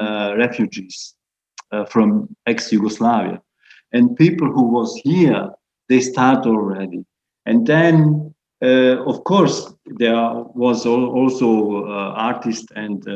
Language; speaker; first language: English; non-native, fluent; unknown